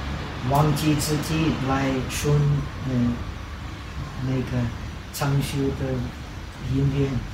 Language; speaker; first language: Chinese; non-native, fluent; Czech